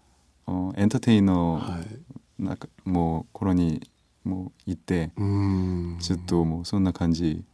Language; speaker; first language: Japanese; non-native, learner; Korean